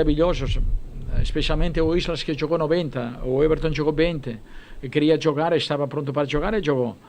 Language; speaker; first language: Portuguese; non-native, fluent; Spanish